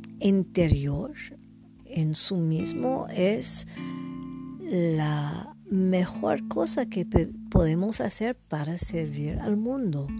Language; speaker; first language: Spanish; non-native, learner; English